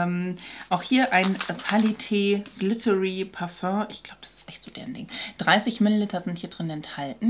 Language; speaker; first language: German; native; German